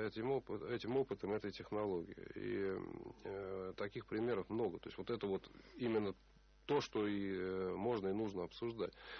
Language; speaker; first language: Russian; native; Russian